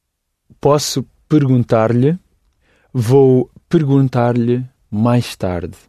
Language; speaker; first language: Portuguese; non-native, learner; English